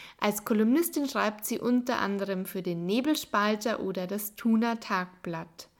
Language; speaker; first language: German; native; German